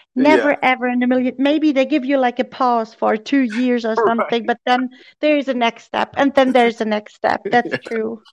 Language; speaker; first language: English; non-native, fluent; German